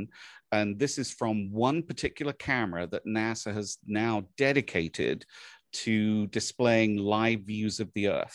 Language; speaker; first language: English; native; English